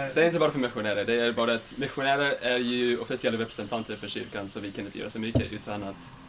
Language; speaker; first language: Swedish; non-native, fluent; English